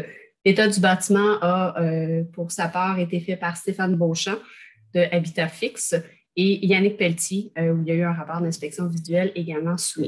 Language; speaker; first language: French; native; French